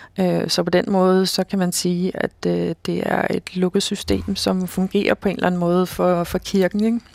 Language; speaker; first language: Danish; native; Danish